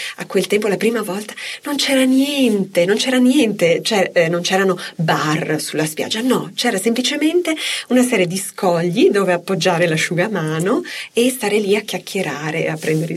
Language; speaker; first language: Italian; native; Italian